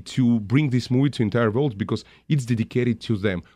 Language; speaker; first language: English; non-native, fluent; Russian